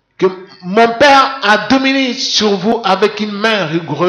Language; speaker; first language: French; non-native, local second language; Lingala